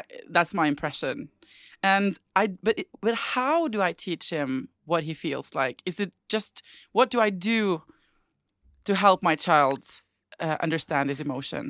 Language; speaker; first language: English; non-native, fluent; Norwegian